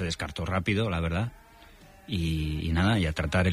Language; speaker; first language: Spanish; native; Spanish